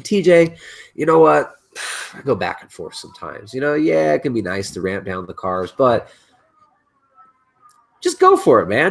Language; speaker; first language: English; native; English